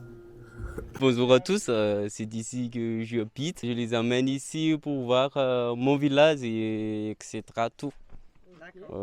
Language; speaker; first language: French; non-native, local second language; Malagasy